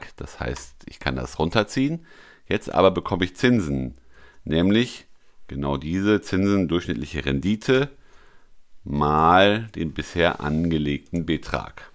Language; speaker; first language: German; native; German